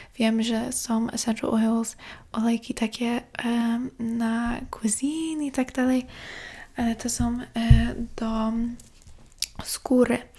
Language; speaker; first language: Polish; early bilingual, heritage; Polish